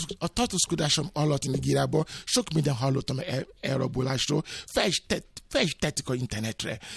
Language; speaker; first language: Hungarian; non-native, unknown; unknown